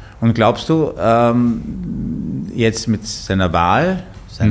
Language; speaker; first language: German; native; German